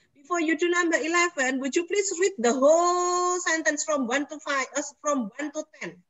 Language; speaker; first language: English; non-native, fluent; Indonesian